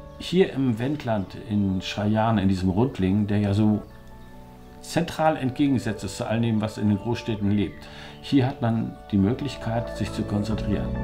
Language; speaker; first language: German; native; German